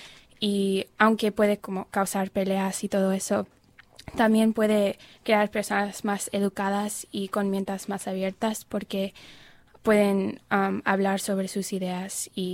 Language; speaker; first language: Spanish; non-native, learner; English